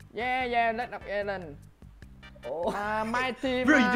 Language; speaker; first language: English; non-native, learner; Vietnamese